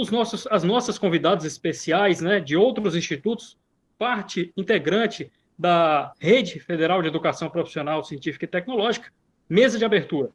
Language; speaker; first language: Portuguese; native; Portuguese